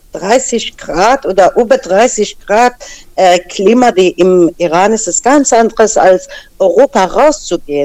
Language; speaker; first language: German; non-native, fluent; Persian